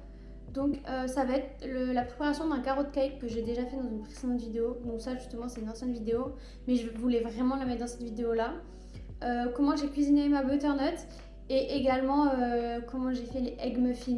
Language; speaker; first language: French; native; French